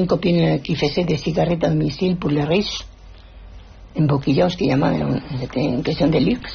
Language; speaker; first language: French; non-native, fluent; Spanish